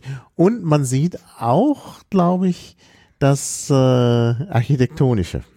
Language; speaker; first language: German; native; German